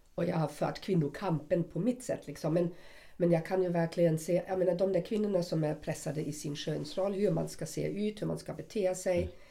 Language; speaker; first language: Swedish; non-native, fluent; German